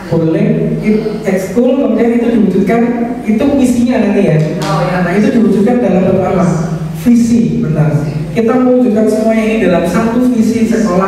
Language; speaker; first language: Indonesian; native; Indonesian